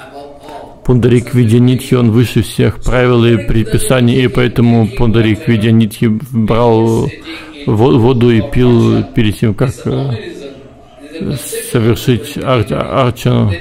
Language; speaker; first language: Russian; native; Russian